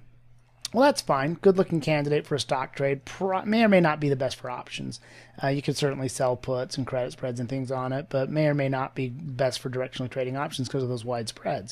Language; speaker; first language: English; native; English